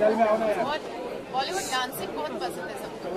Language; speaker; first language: Hindi; non-native, local second language; French